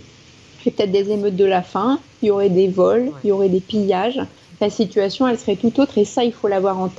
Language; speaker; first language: French; native; French